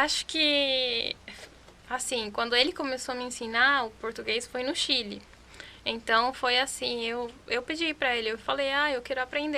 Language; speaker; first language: Portuguese; non-native, fluent; Spanish